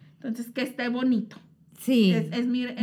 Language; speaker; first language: Spanish; native; Spanish